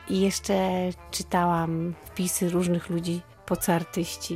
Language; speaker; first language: Polish; native; Polish